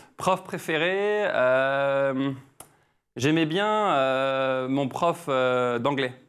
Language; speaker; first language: French; native; French